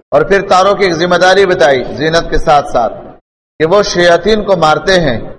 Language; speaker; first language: Urdu; non-native, local second language; Pashto